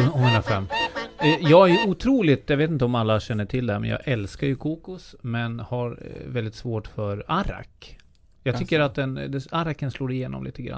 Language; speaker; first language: Swedish; native; Swedish